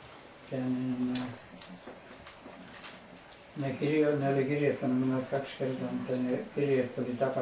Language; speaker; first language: Finnish; early bilingual, heritage; English